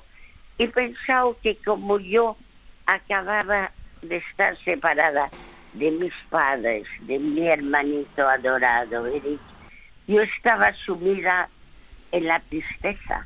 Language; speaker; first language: Spanish; early bilingual, other home language; French